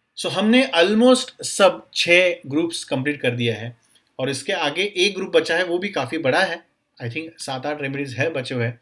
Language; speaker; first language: Hindi; non-native, local second language; Marathi